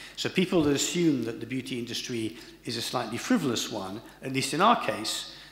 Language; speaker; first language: English; native; English